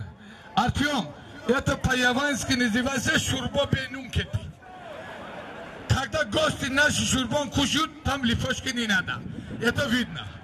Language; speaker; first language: Russian; non-native, learner; Tajik